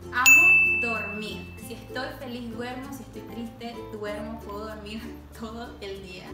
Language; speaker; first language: Spanish; native; Spanish